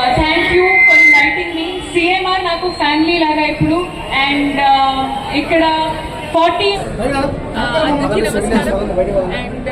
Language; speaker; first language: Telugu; non-native, fluent; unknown